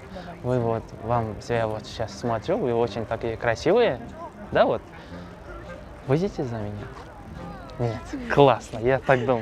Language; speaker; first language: Russian; non-native, local second language; Kazakh